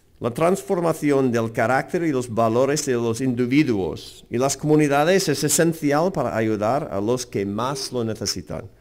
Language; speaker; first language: Spanish; non-native, fluent; English